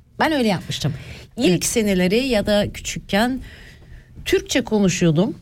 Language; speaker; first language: Turkish; early bilingual, heritage; Turkish